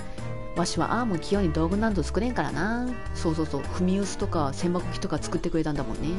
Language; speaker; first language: Japanese; native; Japanese